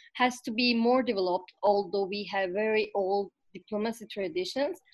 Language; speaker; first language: English; non-native, fluent; Turkish